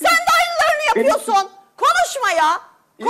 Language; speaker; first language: Turkish; native; Turkish